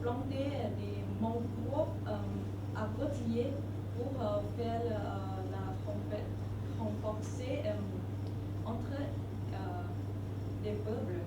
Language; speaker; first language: French; non-native, fluent; Thai